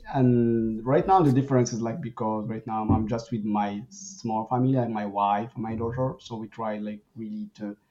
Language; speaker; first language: English; non-native, fluent; Arabic